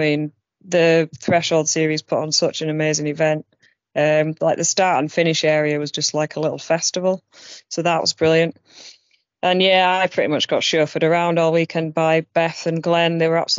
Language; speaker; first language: English; native; English